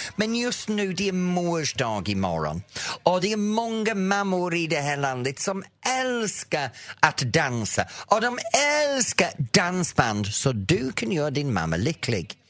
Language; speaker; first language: Swedish; non-native, fluent; English